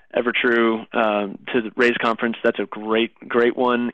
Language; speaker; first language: English; native; English